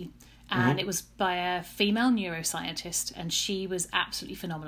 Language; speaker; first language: English; native; English